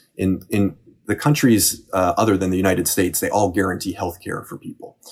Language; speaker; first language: English; native; English